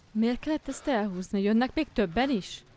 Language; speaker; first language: Hungarian; native; Hungarian